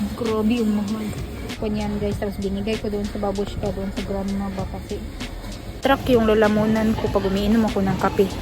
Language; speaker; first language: Filipino; non-native, local second language; Cebuano